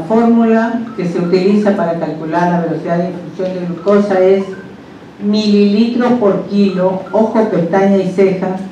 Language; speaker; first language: Spanish; native; Spanish